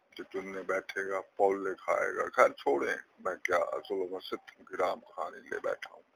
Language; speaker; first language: Urdu; non-native, local second language; Punjabi